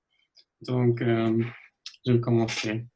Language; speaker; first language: French; non-native, fluent; German